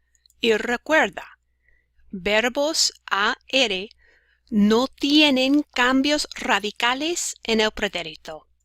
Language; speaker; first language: Spanish; non-native, fluent; English